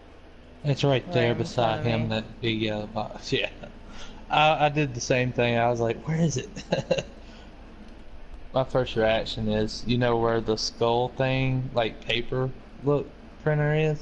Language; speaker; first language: English; native; English